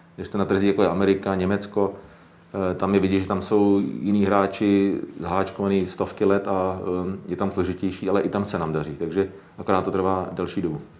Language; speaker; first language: Czech; native; Czech